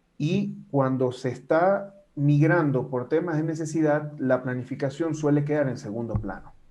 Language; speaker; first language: Spanish; native; Spanish